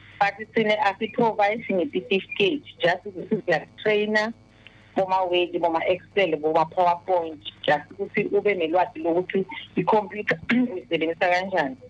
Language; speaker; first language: Zulu; non-native, local second language; Swati